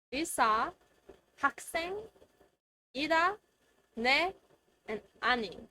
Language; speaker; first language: Korean; non-native, learner; English